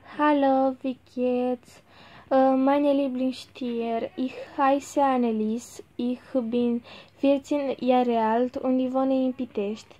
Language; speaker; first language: German; non-native, learner; Romanian